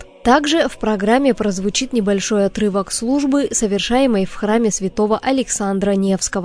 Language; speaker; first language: Russian; native; Russian